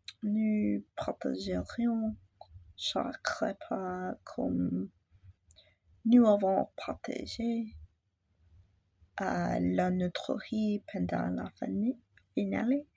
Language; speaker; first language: French; non-native, learner; English